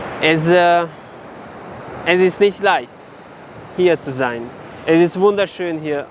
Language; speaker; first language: German; non-native, fluent; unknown